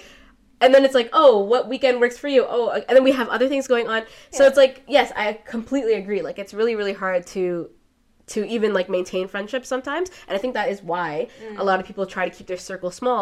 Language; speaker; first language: English; native; English